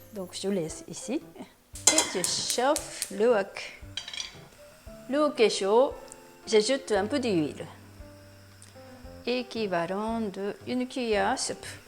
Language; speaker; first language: French; non-native, fluent; Japanese